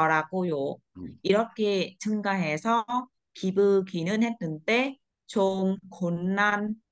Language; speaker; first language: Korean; non-native, learner; Vietnamese